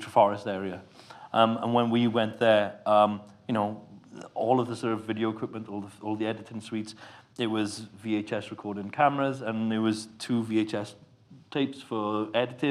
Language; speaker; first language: English; native; English